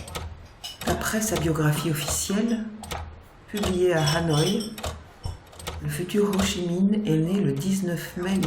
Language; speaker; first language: French; native; French